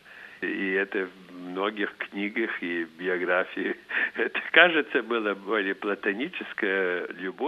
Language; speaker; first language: Russian; early bilingual, heritage; Russian